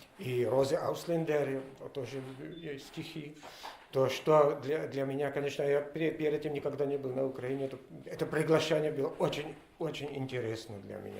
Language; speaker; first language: Russian; non-native, learner; Czech